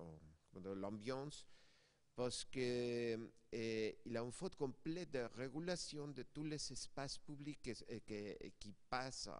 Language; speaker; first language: French; non-native, fluent; Spanish